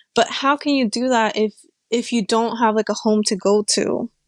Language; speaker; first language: English; native; English